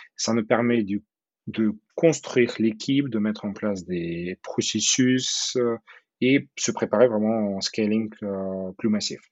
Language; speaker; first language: French; non-native, fluent; Russian